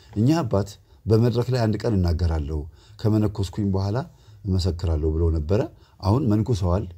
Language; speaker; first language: Amharic; native; Amharic